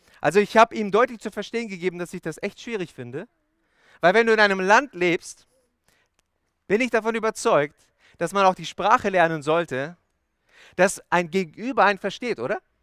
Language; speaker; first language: German; early bilingual, other home language; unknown